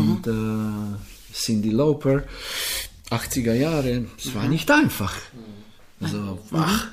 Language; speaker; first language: German; non-native, fluent; Slovenian